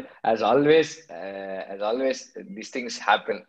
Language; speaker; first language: English; non-native, local second language; Tamil